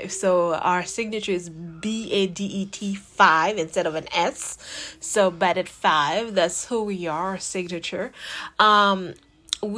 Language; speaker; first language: English; non-native, fluent; Haitian Creole